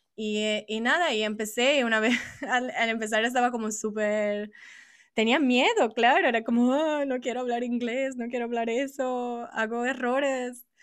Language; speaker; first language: Spanish; non-native, fluent; Italian